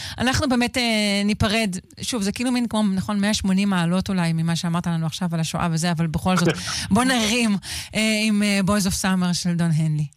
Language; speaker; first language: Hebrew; native; Hebrew